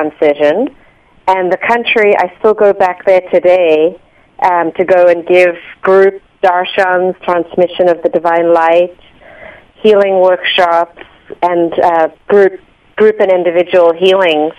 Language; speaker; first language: English; native; English